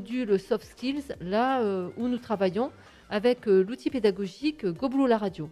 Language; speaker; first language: French; native; French